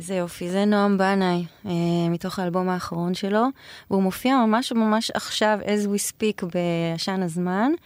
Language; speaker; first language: Hebrew; native; Hebrew